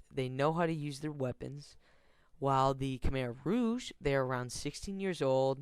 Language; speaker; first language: English; native; English